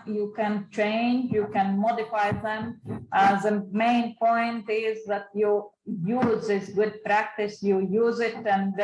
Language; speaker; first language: English; non-native, fluent; Latvian